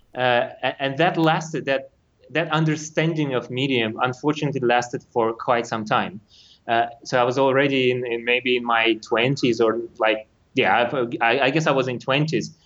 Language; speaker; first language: English; non-native, fluent; Russian